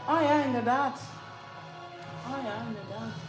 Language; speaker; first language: Dutch; non-native, learner; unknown